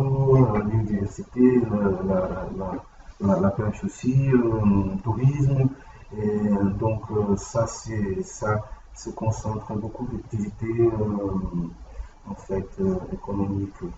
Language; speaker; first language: French; non-native, learner; Portuguese